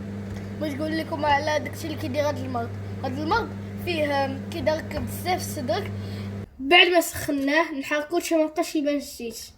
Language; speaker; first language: Arabic; native; Arabic